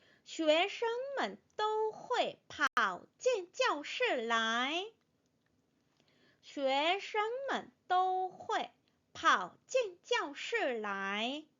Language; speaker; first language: Chinese; non-native, fluent; Korean